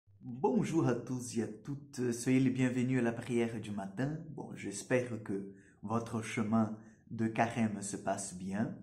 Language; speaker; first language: French; non-native, fluent; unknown